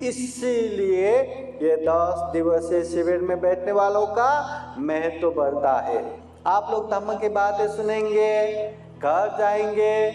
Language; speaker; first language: Hindi; non-native, local second language; Marathi